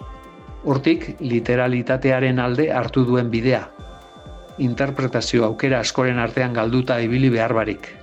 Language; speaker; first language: Basque; native; Basque